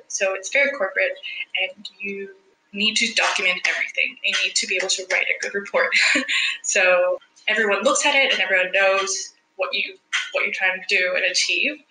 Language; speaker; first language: English; non-native, fluent; Spanish